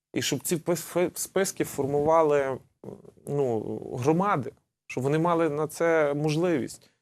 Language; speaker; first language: Ukrainian; native; Ukrainian